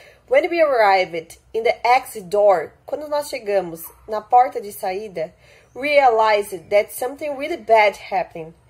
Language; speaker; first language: English; non-native, fluent; Portuguese